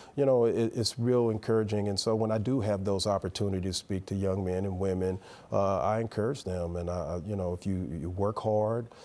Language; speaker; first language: English; native; English